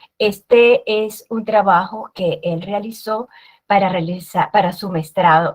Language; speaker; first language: Spanish; native; Spanish